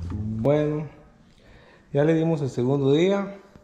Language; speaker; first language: Spanish; early bilingual, heritage; Spanish